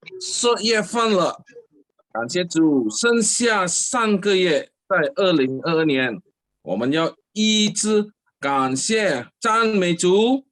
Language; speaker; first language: Chinese; early bilingual, heritage; Chinese